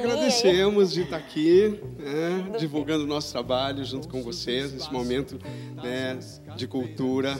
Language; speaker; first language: Portuguese; native; Portuguese